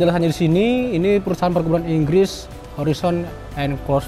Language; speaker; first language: Indonesian; native; Indonesian